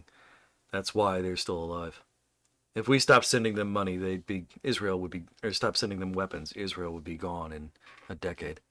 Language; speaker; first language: English; native; English